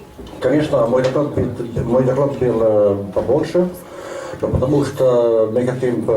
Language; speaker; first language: Russian; non-native, learner; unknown